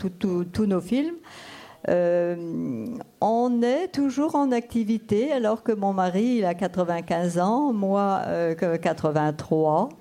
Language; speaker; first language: French; non-native, local second language; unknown